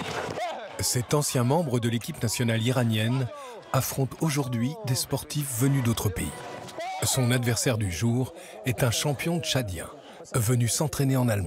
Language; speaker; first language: French; native; French